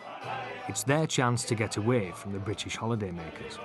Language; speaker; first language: English; native; English